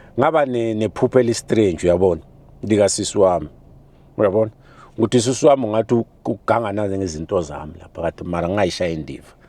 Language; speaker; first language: Zulu; native; Zulu